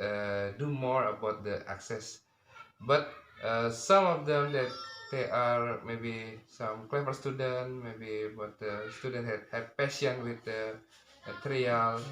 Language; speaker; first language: English; non-native, learner; Indonesian